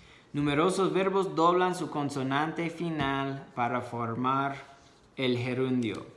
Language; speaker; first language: Spanish; non-native, fluent; English